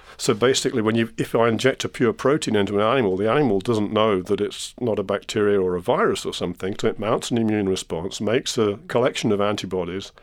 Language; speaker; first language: English; native; English